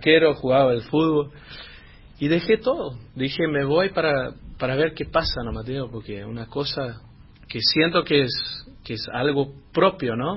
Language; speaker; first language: Spanish; non-native, fluent; Dutch